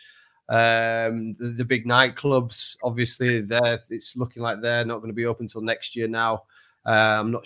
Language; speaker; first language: English; native; English